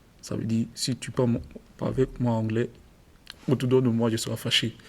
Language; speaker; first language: French; non-native, learner; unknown